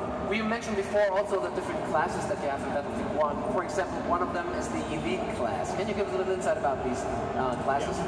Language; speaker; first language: English; non-native, fluent; German